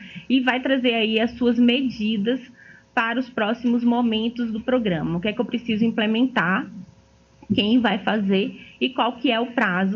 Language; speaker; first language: Portuguese; native; Portuguese